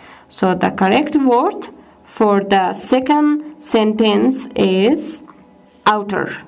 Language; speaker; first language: English; non-native, fluent; Persian